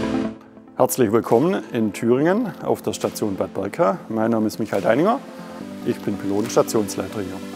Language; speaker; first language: German; native; German